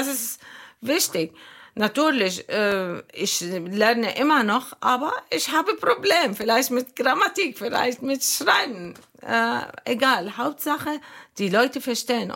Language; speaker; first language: German; non-native, learner; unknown